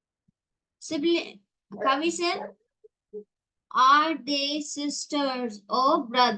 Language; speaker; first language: English; non-native, local second language; Tamil